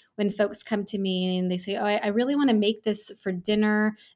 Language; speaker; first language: English; early bilingual, other home language; Gujarati